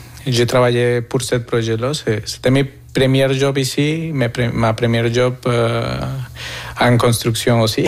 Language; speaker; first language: French; non-native, fluent; Spanish